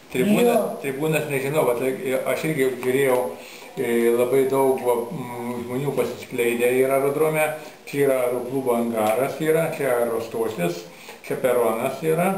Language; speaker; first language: Lithuanian; native; Lithuanian